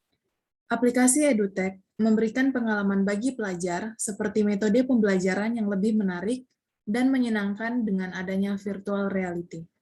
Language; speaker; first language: Indonesian; native; Indonesian